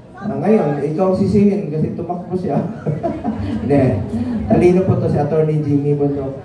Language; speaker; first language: Filipino; non-native, local second language; Cebuano